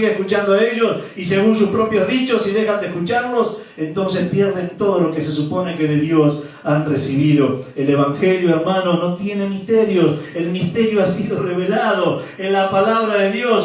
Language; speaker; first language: Spanish; native; Spanish